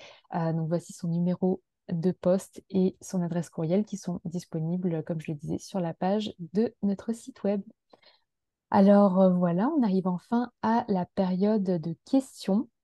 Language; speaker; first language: French; native; French